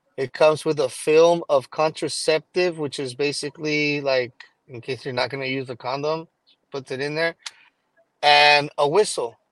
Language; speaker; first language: English; early bilingual, other home language; Spanish